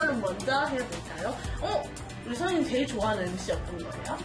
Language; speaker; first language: Korean; non-native, fluent; Chinese